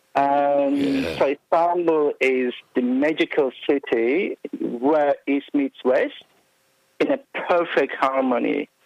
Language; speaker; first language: English; non-native, fluent; Turkish